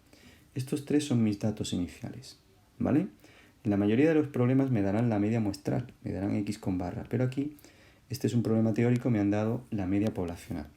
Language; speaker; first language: Spanish; native; Spanish